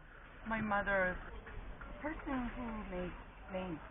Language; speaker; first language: English; non-native, learner; Korean